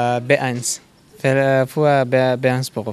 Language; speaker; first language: German; non-native, learner; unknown